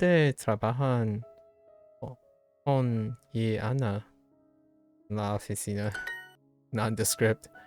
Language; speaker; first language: Spanish; non-native, learner; English